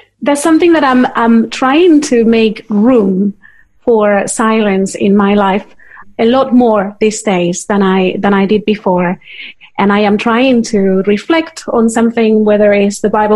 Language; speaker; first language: English; non-native, fluent; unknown